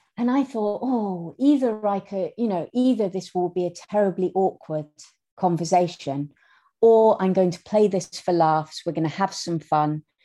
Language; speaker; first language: English; native; English